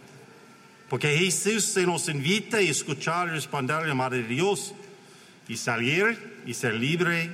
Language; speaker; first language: Spanish; non-native, learner; English